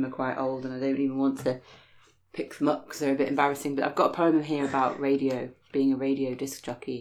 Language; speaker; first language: English; native; English